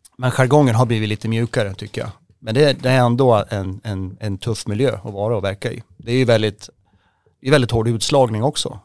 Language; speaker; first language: Swedish; native; Swedish